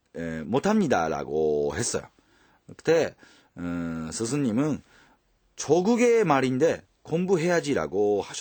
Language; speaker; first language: Korean; non-native, fluent; Japanese